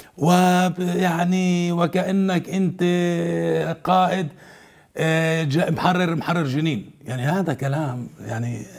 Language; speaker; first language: Arabic; native; Arabic